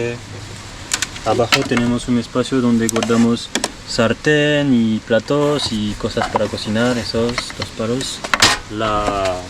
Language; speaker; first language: Spanish; non-native, learner; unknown